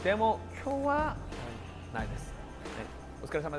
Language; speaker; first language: Japanese; non-native, fluent; Korean